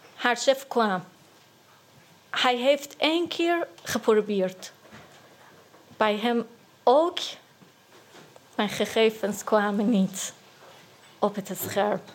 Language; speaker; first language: Dutch; non-native, learner; Persian